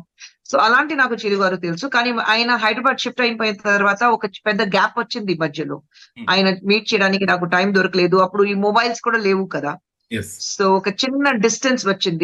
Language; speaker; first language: Telugu; non-native, fluent; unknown